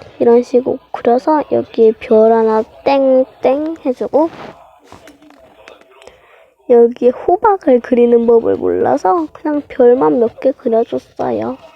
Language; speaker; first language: Korean; native; Korean